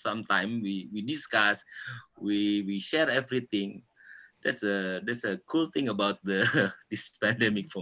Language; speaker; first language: English; non-native, local second language; Indonesian